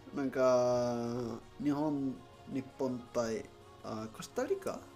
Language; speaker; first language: Japanese; non-native, learner; Spanish